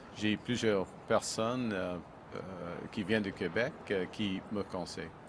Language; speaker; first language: French; non-native, local second language; English